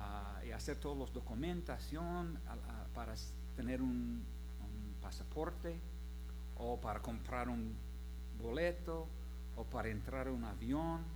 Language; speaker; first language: Spanish; non-native, fluent; English